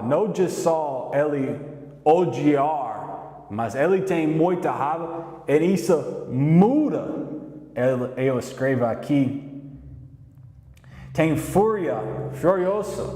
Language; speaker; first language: Portuguese; non-native, learner; English